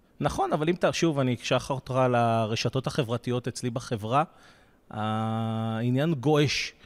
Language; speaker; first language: Hebrew; native; Hebrew